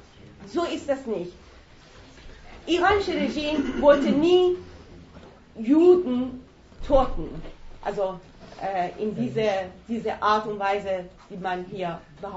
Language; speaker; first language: German; non-native, fluent; Persian